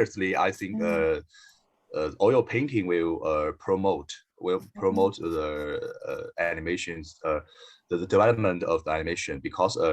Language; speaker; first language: English; non-native, learner; Chinese